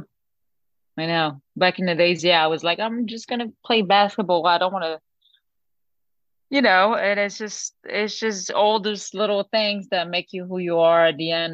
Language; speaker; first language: English; non-native, fluent; French